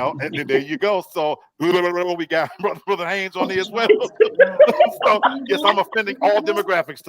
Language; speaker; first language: English; native; English